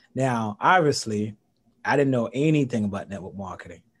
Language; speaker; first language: English; early bilingual, other home language; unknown